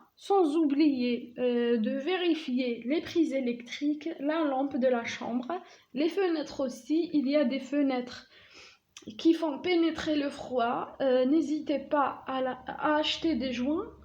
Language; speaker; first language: French; non-native, local second language; Arabic